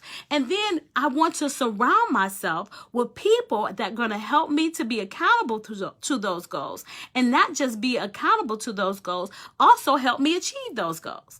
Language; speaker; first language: English; native; English